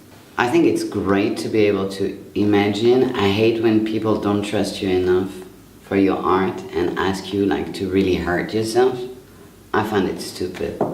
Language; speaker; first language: English; non-native, fluent; French